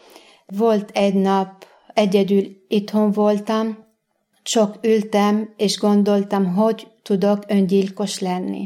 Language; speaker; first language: Hungarian; non-native, learner; Arabic